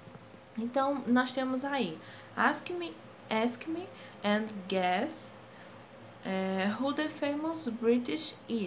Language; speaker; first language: English; non-native, fluent; Portuguese